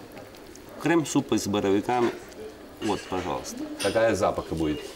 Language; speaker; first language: Russian; non-native, learner; Italian